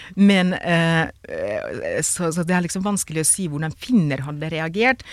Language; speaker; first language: Norwegian; non-native, fluent; Finnish